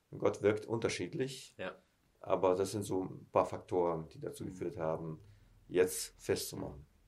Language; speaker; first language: German; early bilingual, heritage; German